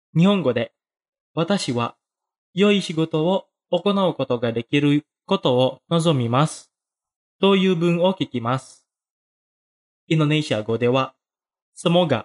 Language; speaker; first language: Japanese; non-native, fluent; Indonesian